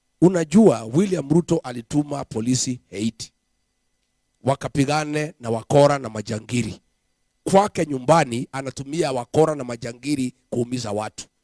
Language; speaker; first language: Swahili; non-native, local second language; Kikuyu